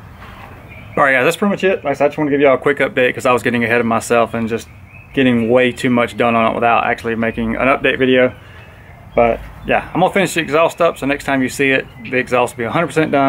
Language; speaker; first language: English; native; English